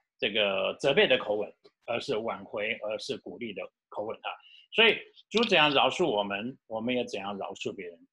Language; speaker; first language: Chinese; native; Chinese